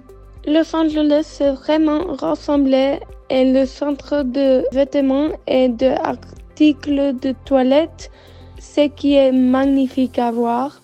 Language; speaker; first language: French; non-native, learner; English